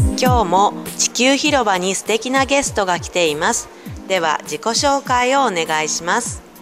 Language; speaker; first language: Japanese; native; Japanese